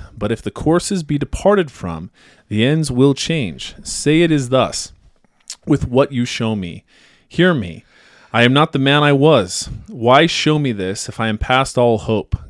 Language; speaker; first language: English; native; English